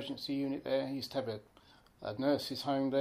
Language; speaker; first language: English; native; English